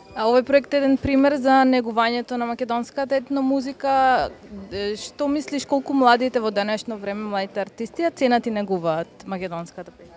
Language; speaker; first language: Macedonian; native; Macedonian